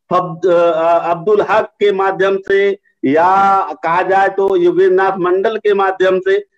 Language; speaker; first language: Hindi; native; Hindi